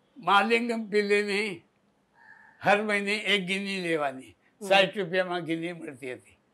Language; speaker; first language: Gujarati; native; Gujarati